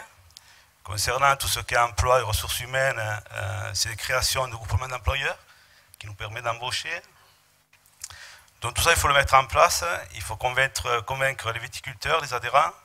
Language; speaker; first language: French; native; French